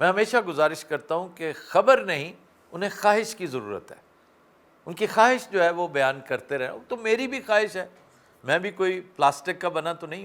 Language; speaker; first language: Urdu; native; Urdu